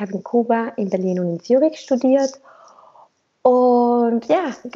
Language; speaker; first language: German; non-native, fluent; Spanish